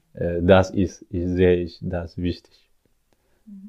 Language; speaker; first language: German; non-native, learner; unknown